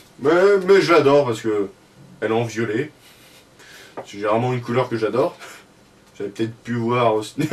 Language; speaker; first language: French; native; French